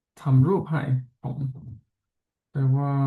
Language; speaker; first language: Thai; non-native, fluent; English